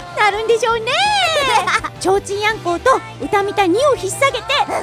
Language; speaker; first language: Japanese; native; Japanese